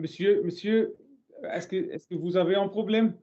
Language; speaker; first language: French; non-native, learner; English